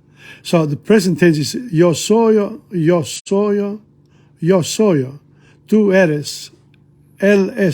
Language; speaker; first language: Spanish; non-native, fluent; English